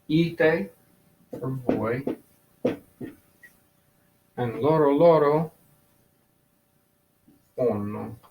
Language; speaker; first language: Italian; non-native, fluent; English